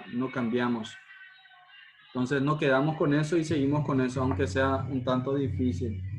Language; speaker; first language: Spanish; native; Spanish